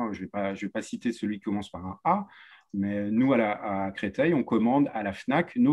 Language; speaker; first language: French; native; French